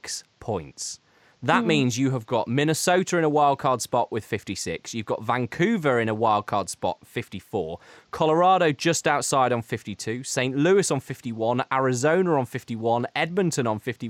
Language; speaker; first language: English; native; English